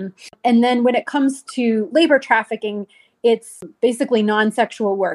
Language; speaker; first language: English; native; English